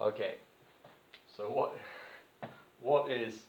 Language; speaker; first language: English; native; English